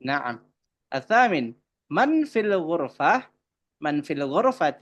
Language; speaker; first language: Arabic; non-native, fluent; Indonesian